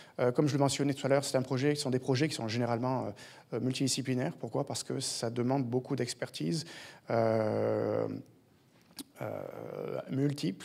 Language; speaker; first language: French; native; French